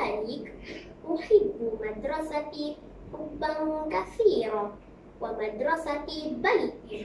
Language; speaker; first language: Arabic; non-native, learner; Malay